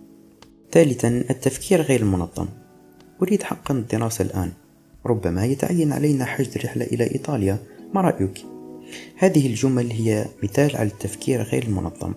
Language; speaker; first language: Arabic; native; Arabic